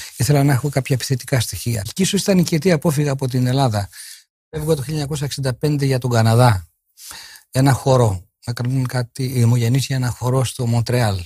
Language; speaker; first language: Greek; native; Greek